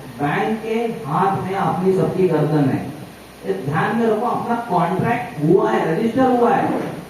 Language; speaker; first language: Hindi; non-native, local second language; Marathi